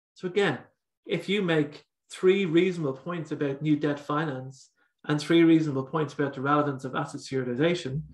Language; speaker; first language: English; native; English